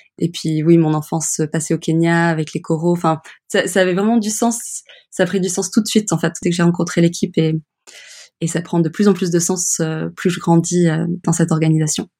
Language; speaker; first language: French; early bilingual, other home language; English